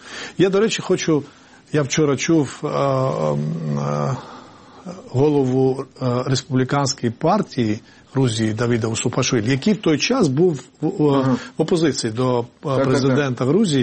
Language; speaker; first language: Ukrainian; non-native, fluent; Georgian